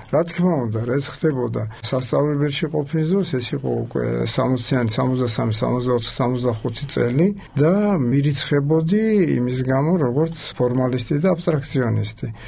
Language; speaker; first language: Georgian; native; Georgian